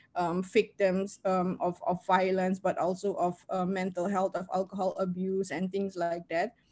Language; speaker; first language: English; non-native, fluent; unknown